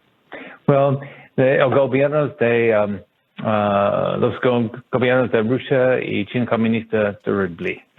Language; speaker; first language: Spanish; non-native, learner; English